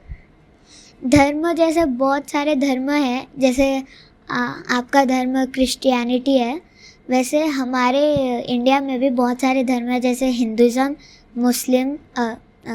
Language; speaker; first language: Hindi; native; Hindi